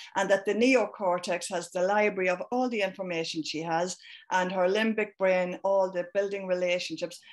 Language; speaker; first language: English; native; English